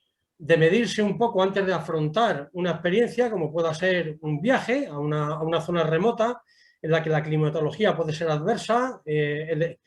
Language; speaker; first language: Spanish; native; Spanish